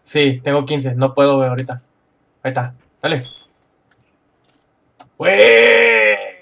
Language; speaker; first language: Spanish; early bilingual, heritage; Spanish